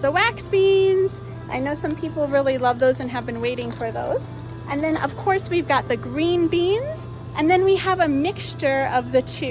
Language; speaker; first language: English; native; English